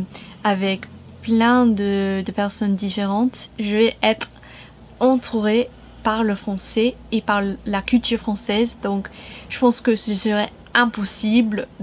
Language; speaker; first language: French; non-native, fluent; English